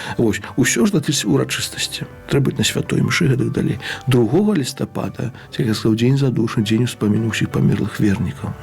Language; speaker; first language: Belarusian; native; Belarusian